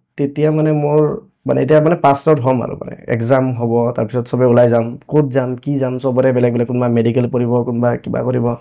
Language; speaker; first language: Assamese; non-native, local second language; Bangla